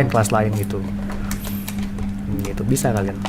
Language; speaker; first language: Indonesian; native; Indonesian